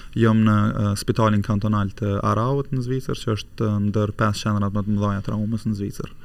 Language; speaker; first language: Albanian; native; Albanian